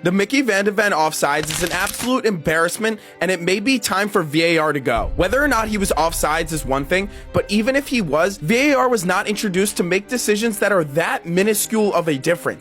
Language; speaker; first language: English; native; English